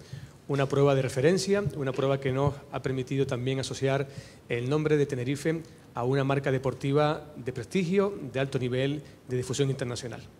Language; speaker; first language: Spanish; native; Spanish